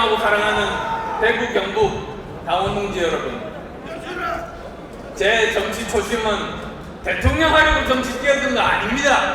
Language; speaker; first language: Korean; native; Korean